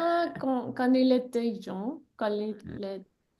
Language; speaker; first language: French; non-native, learner; English